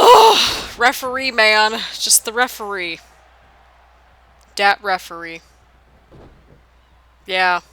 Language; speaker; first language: English; native; English